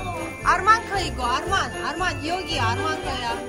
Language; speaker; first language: Korean; non-native, learner; Kazakh